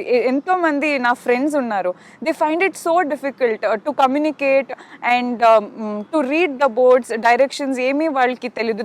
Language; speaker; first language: Telugu; non-native, local second language; Kannada